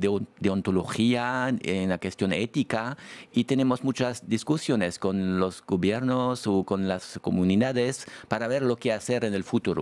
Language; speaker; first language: Spanish; non-native, fluent; French